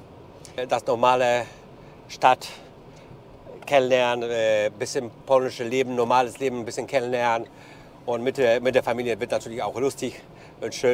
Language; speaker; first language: German; non-native, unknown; Polish